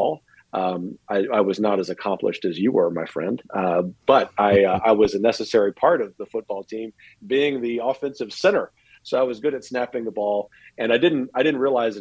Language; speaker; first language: English; native; English